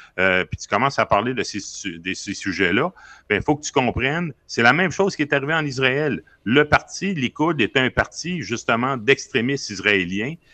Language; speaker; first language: French; native; French